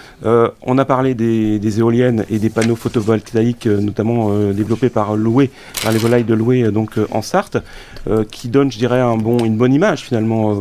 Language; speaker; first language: French; native; French